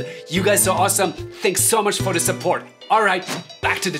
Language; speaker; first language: English; non-native, fluent; German